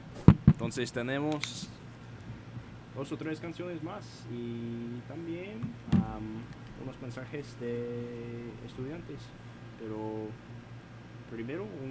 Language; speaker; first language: Spanish; non-native, learner; English